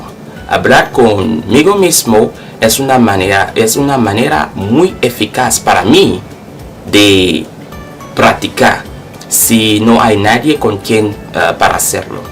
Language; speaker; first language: Spanish; non-native, local second language; French